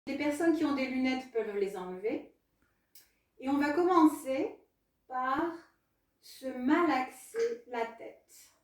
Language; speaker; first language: French; non-native, fluent; Spanish